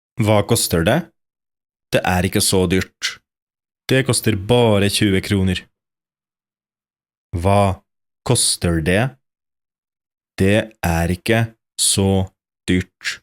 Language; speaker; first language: Norwegian; non-native, fluent; Polish